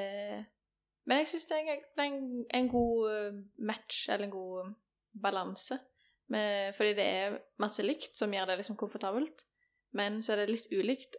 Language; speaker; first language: Norwegian; native; Norwegian